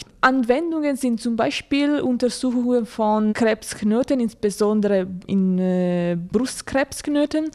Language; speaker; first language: German; non-native, fluent; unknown